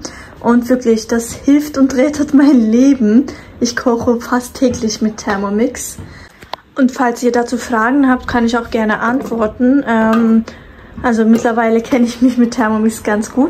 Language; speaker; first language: German; early bilingual, other home language; Turkish